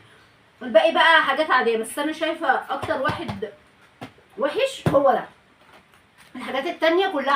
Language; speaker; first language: Arabic; native; Arabic